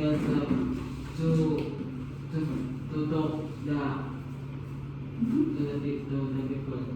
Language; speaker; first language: English; non-native, learner; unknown